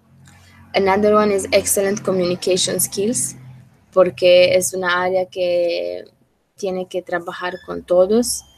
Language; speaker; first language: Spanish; non-native, learner; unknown